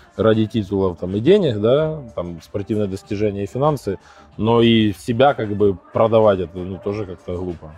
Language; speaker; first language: Russian; native; Russian